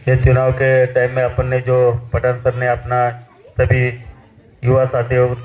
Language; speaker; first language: Hindi; non-native, local second language; Marathi